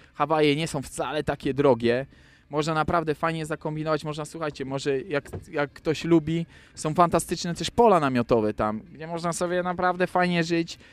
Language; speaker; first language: Polish; native; Polish